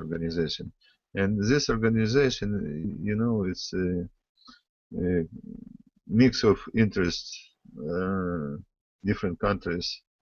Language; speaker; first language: English; non-native, learner; Russian